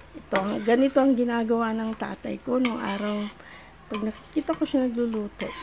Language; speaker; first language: Filipino; non-native, local second language; Bikol